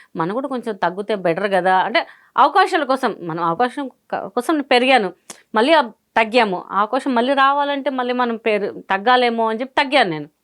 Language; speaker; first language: Telugu; non-native, local second language; Hindi